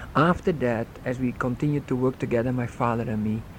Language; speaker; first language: English; non-native, fluent; Dutch